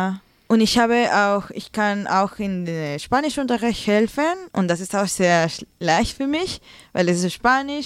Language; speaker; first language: German; non-native, learner; Spanish